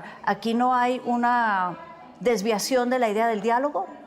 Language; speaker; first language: Spanish; native; Spanish